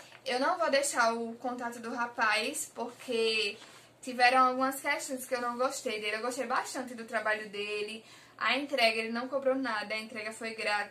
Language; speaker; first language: Portuguese; native; Portuguese